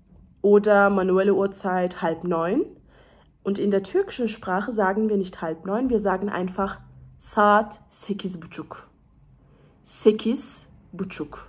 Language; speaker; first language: German; early bilingual, other home language; Turkish